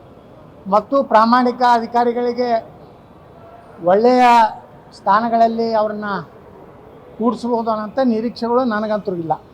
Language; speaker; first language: Kannada; native; Kannada